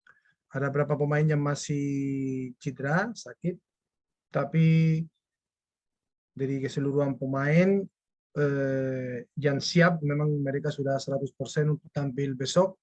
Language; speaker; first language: Indonesian; non-native, fluent; Spanish